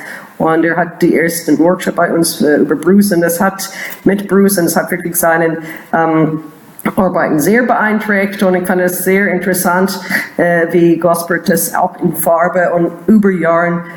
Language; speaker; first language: German; non-native, fluent; English